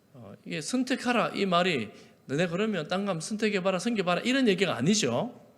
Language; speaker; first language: Korean; native; Korean